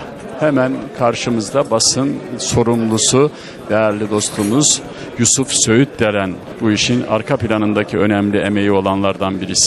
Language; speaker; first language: Turkish; native; Turkish